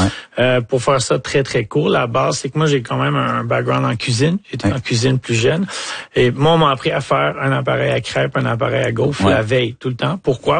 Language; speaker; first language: French; native; French